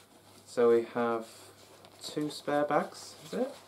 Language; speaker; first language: English; native; English